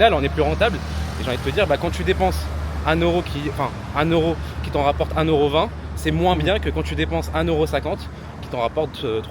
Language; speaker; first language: French; native; French